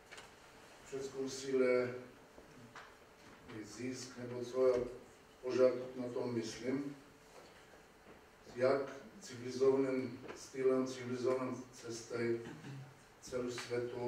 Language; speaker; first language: Czech; non-native, learner; Armenian